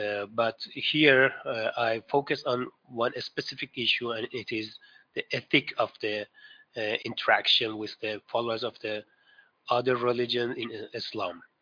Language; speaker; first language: English; non-native, fluent; Persian